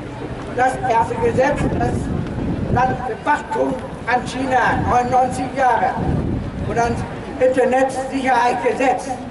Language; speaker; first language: German; non-native, learner; Vietnamese